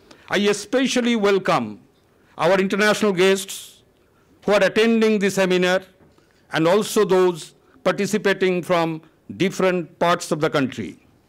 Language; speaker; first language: English; non-native, local second language; Bangla